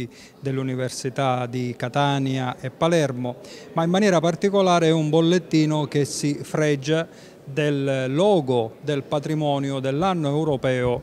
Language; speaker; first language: Italian; native; Italian